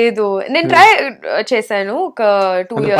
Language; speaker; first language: Telugu; non-native, learner; Hindi